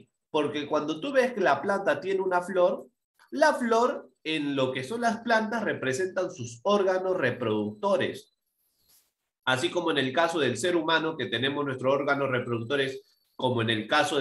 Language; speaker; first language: Spanish; native; Spanish